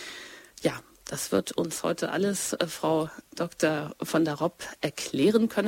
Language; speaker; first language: German; native; German